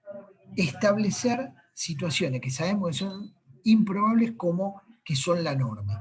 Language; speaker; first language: Spanish; native; Spanish